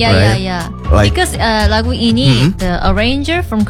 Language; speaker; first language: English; non-native, learner; Korean